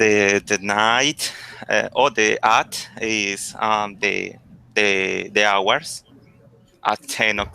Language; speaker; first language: English; non-native, learner; Spanish